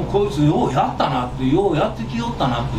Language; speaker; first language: Japanese; native; Japanese